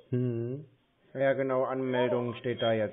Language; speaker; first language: German; native; German